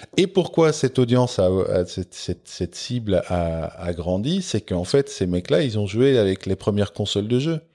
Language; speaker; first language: French; non-native, local second language; Dutch